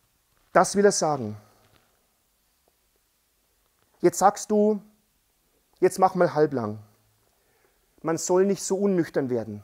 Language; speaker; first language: German; native; German